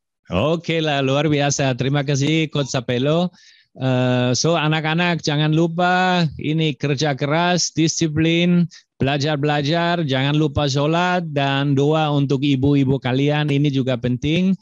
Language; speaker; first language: Indonesian; non-native, fluent; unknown